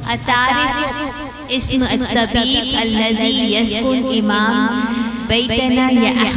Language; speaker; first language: Arabic; non-native, learner; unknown